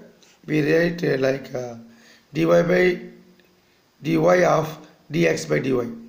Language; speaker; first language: English; non-native, local second language; Tamil